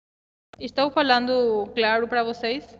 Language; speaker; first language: Portuguese; non-native, fluent; Spanish